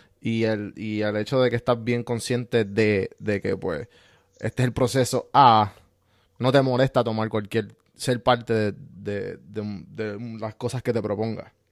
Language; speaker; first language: Spanish; native; Spanish